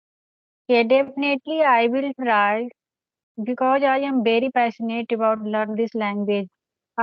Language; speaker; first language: English; non-native, learner; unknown